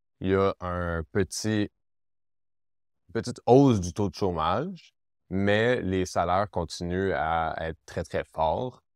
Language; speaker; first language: French; native; French